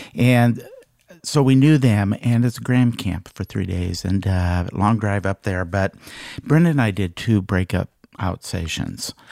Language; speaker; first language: English; native; English